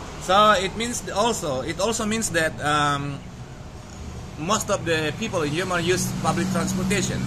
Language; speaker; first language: English; non-native, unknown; Indonesian